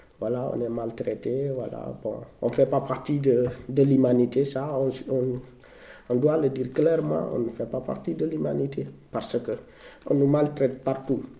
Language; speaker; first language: French; non-native, local second language; Fula